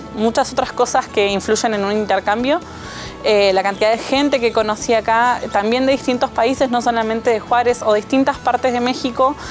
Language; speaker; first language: Spanish; native; Spanish